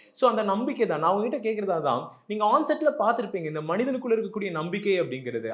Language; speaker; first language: Tamil; native; Tamil